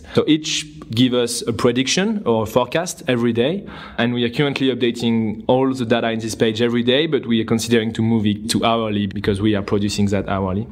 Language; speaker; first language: English; non-native, fluent; French